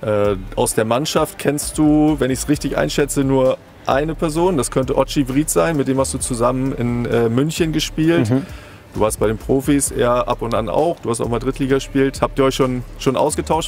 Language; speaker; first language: German; native; German